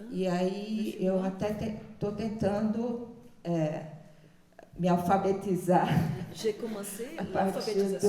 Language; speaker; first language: Portuguese; early bilingual, other home language; Chinese